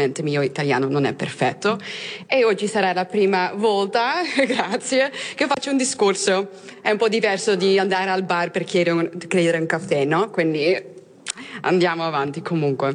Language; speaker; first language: Italian; non-native, fluent; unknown